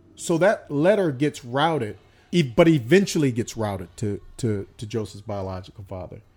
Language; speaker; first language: English; early bilingual, other home language; Korean